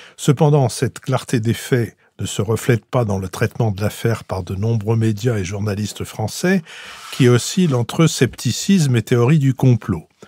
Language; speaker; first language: French; native; French